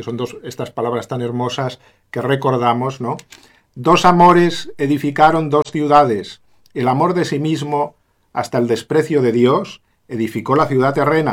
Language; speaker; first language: Spanish; native; Spanish